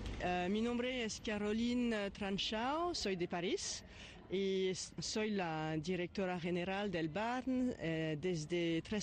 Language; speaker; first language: Spanish; non-native, fluent; French